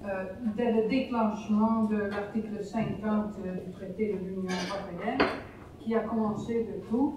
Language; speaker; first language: French; non-native, fluent; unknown